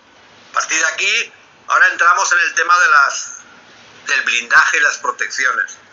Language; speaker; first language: Spanish; native; Spanish